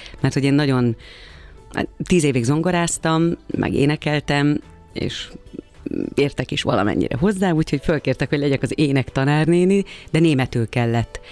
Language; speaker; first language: Hungarian; native; Hungarian